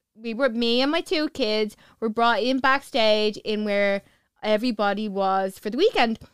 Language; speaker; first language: English; native; English